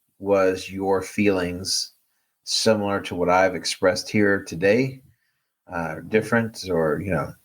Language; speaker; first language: English; native; English